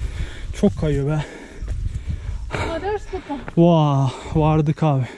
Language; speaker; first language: Turkish; native; Turkish